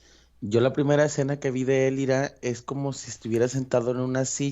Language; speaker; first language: Spanish; native; Spanish